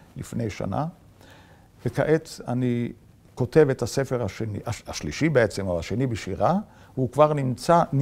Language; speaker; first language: Hebrew; early bilingual, other home language; Yiddish